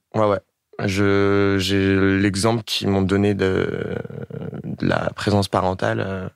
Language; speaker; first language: French; native; French